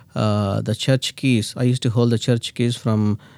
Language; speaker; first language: English; non-native, local second language; Telugu